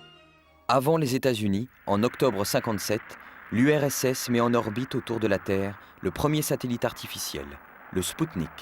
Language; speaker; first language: French; native; French